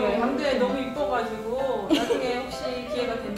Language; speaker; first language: Korean; native; Korean